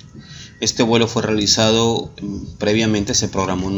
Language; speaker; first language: Spanish; native; Spanish